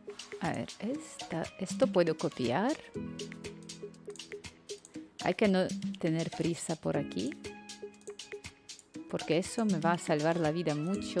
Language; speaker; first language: Spanish; non-native, fluent; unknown